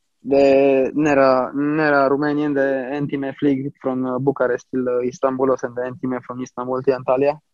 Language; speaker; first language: Swedish; non-native, fluent; Romanian